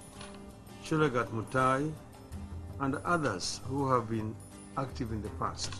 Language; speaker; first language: English; non-native, local second language; Luo (Kenya and Tanzania)